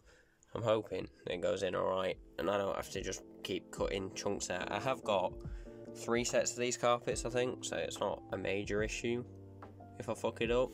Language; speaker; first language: English; native; English